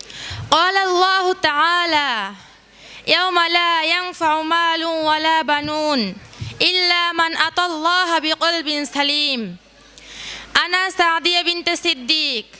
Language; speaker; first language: Arabic; non-native, learner; Bangla